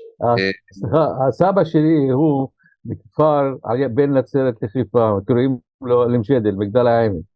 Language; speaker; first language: Hebrew; non-native, local second language; Arabic